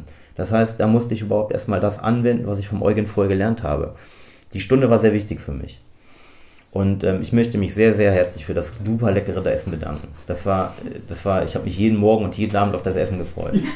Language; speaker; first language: German; native; German